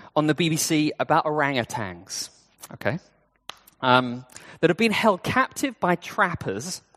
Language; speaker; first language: English; native; English